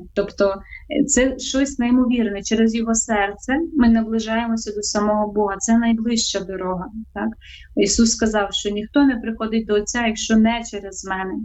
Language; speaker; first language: Ukrainian; native; Ukrainian